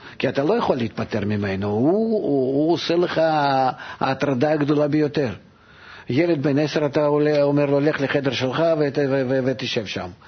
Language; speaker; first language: Hebrew; non-native, fluent; Russian